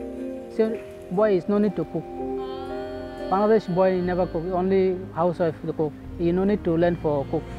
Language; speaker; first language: English; non-native, learner; Bangla